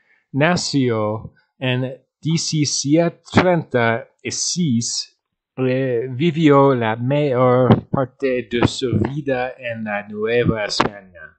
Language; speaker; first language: Spanish; non-native, learner; English